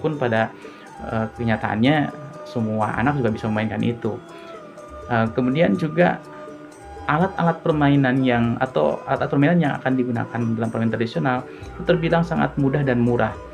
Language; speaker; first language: Indonesian; non-native, local second language; Sundanese